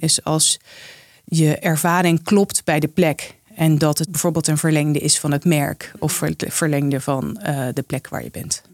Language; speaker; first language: Dutch; native; Dutch